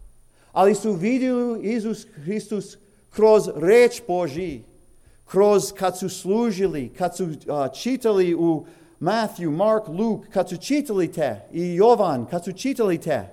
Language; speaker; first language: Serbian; early bilingual, heritage; English